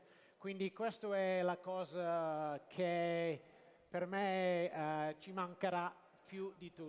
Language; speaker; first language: Italian; non-native, fluent; Japanese